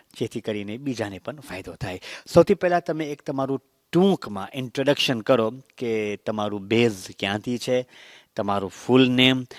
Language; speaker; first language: Gujarati; early bilingual, heritage; Gujarati